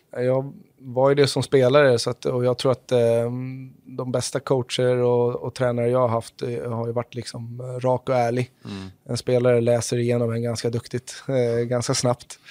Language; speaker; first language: Swedish; native; Swedish